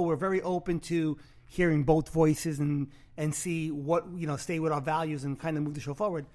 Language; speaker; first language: English; native; English